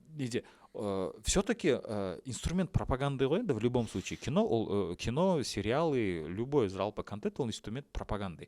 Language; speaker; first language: Russian; non-native, local second language; Kazakh